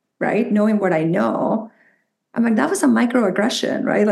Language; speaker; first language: English; non-native, fluent; Spanish